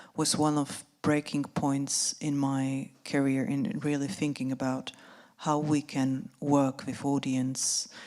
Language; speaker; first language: English; non-native, fluent; Czech